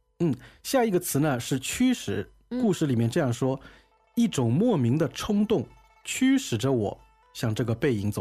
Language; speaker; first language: Chinese; native; Chinese